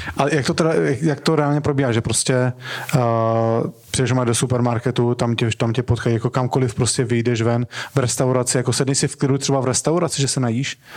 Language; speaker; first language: Czech; native; Czech